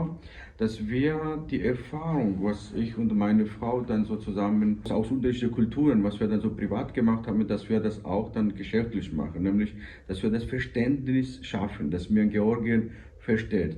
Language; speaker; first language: German; non-native, fluent; Georgian